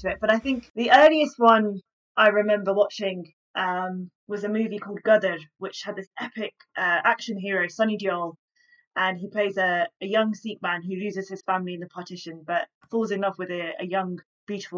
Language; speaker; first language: English; native; English